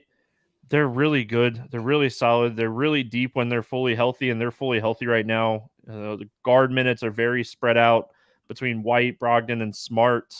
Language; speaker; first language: English; native; English